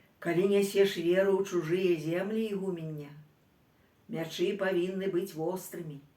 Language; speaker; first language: Belarusian; native; Belarusian